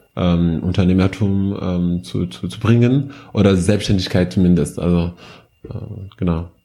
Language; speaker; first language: German; non-native, fluent; French